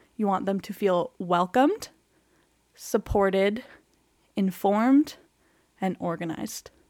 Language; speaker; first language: English; native; English